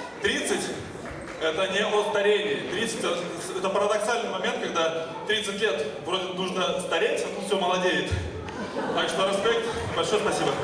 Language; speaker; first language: Russian; native; Russian